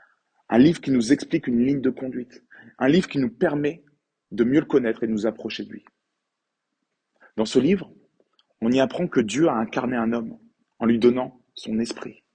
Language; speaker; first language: French; native; French